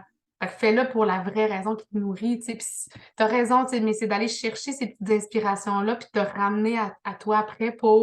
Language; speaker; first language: French; native; French